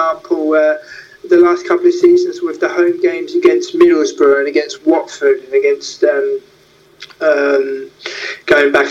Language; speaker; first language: English; native; English